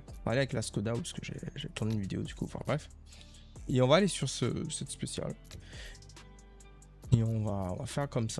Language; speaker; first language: French; native; French